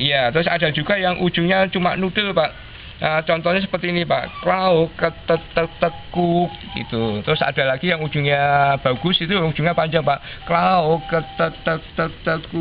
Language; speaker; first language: Indonesian; non-native, local second language; Javanese